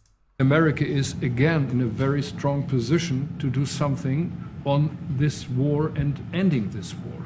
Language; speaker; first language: English; non-native, fluent; German